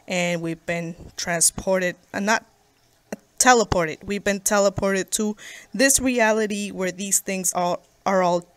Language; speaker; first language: English; native; English